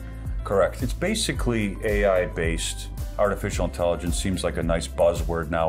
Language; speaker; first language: English; native; English